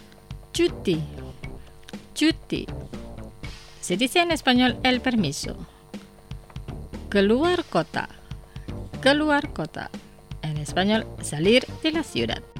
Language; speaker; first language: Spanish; non-native, fluent; Indonesian